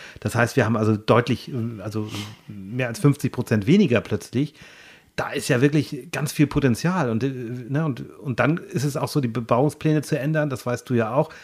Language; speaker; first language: German; native; German